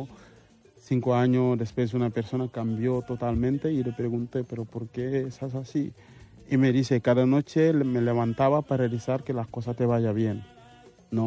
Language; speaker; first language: Spanish; non-native, fluent; Wolof